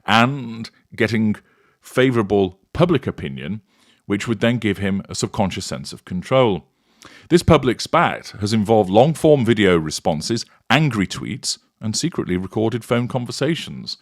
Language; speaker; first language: English; native; English